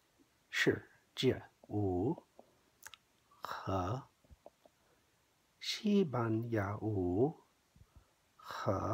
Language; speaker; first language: Chinese; non-native, learner; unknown